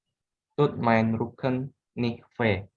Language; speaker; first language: German; non-native, learner; Indonesian